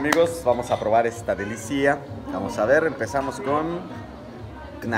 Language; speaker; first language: Spanish; native; Spanish